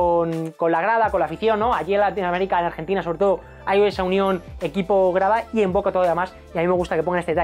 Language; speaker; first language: Spanish; native; Spanish